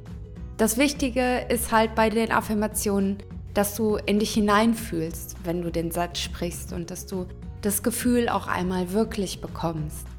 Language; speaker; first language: German; native; German